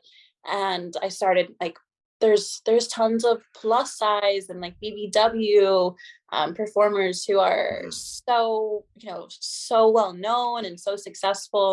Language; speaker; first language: English; native; English